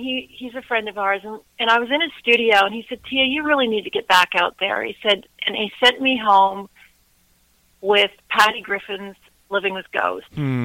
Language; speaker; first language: English; native; English